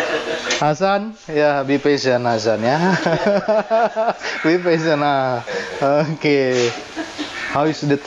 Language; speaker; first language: English; non-native, learner; Indonesian